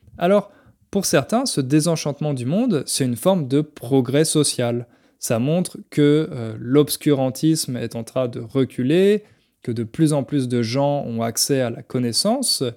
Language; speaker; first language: French; native; French